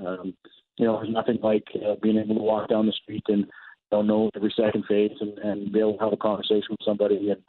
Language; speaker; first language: English; native; English